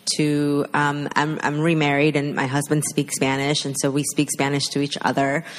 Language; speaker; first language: English; early bilingual, other home language; Spanish